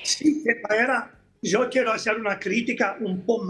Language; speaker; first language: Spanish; non-native, learner; Italian